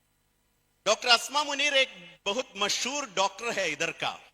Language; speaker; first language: Hindi; non-native, fluent; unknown